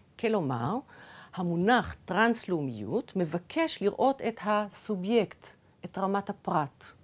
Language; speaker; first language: Hebrew; early bilingual, other home language; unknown